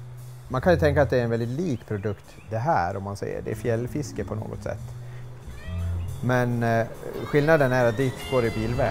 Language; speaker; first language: Swedish; native; Swedish